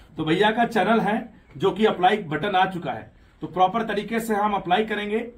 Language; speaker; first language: Hindi; native; Hindi